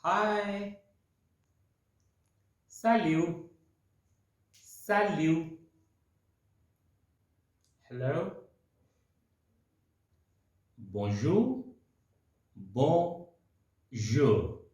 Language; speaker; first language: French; non-native, fluent; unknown